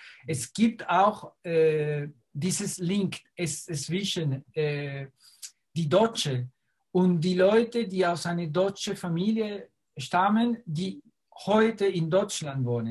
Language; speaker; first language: German; non-native, fluent; Spanish